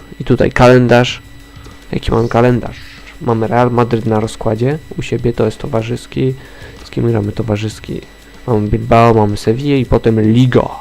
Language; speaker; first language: Polish; native; Polish